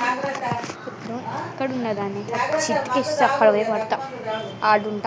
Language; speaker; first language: Telugu; native; Telugu